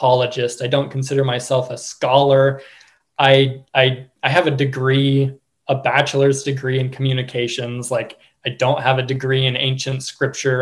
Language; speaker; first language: English; native; English